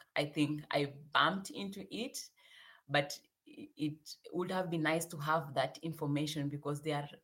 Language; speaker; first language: English; non-native, local second language; Swahili